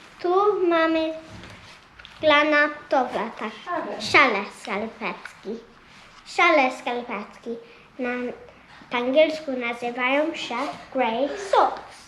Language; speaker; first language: Polish; early bilingual, heritage; Polish